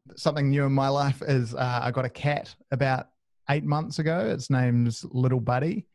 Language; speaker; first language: English; native; English